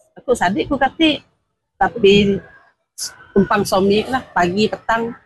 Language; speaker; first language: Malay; non-native, local second language; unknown